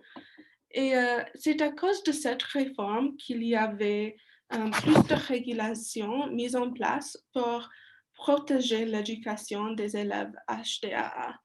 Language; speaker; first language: French; non-native, learner; English